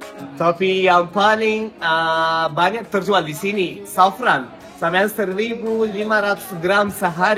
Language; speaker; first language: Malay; non-native, fluent; Turkish